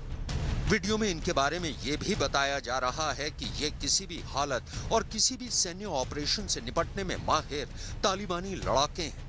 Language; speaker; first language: Hindi; native; Hindi